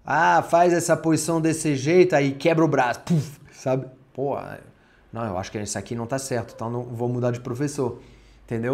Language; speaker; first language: Portuguese; non-native, fluent; French